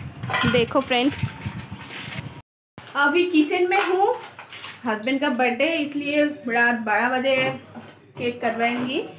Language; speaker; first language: Hindi; non-native, local second language; Bangla